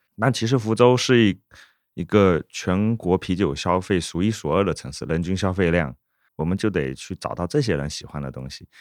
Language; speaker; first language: Chinese; native; Chinese